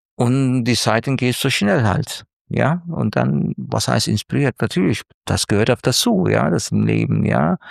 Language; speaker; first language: German; non-native, fluent; Turkish